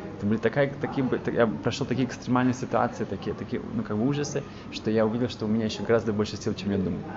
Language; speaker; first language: Russian; early bilingual, heritage; Russian